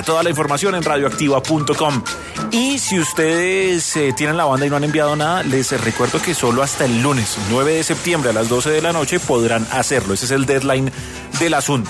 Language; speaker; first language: Spanish; native; Spanish